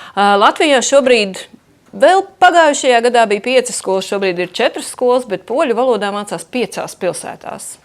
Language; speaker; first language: Latvian; native; Latvian